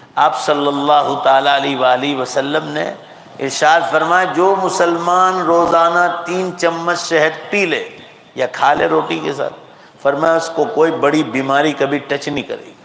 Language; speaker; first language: Urdu; non-native, local second language; Gujarati